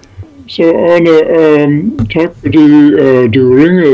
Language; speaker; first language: Danish; non-native, fluent; English